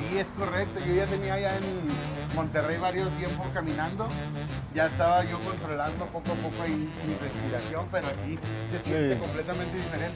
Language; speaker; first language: Spanish; native; Spanish